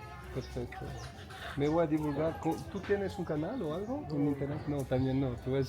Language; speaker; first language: Spanish; non-native, learner; Portuguese